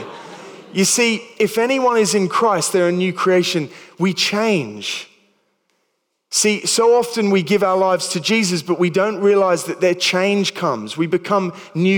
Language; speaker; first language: English; native; English